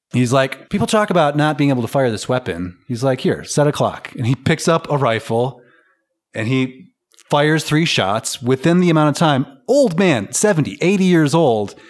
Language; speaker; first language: English; native; English